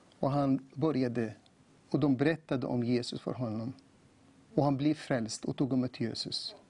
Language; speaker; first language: Swedish; non-native, learner; Arabic